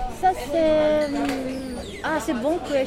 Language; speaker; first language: French; non-native, learner; Japanese